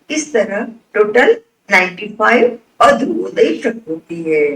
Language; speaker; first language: Hindi; non-native, local second language; Gujarati